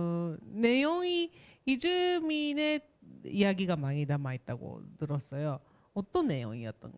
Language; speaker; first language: Korean; non-native, fluent; Japanese